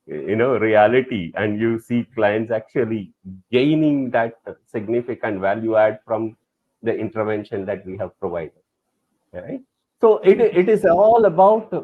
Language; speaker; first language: English; non-native, local second language; Tamil